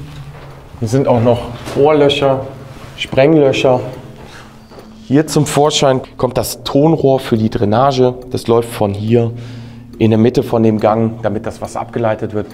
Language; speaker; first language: German; native; German